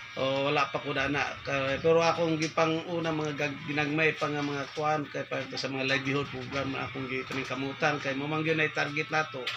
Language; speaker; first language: Cebuano; non-native, local second language; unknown